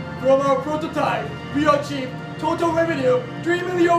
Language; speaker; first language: English; non-native, learner; Korean